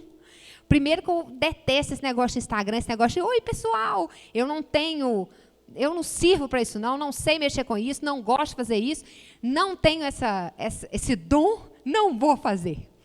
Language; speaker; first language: Portuguese; native; Portuguese